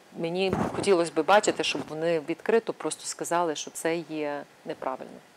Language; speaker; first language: Ukrainian; native; Ukrainian